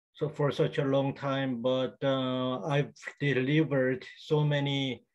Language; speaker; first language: English; non-native, fluent; Korean